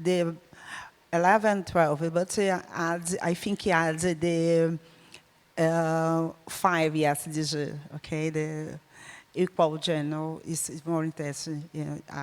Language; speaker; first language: English; non-native, learner; Portuguese